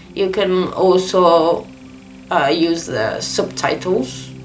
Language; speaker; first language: English; non-native, fluent; Italian